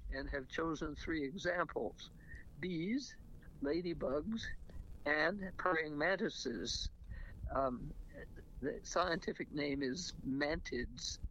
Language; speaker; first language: English; native; English